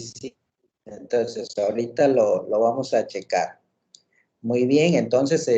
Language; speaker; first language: Spanish; native; Spanish